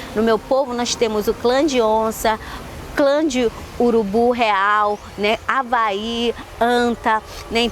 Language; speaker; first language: Portuguese; non-native, local second language; Ticuna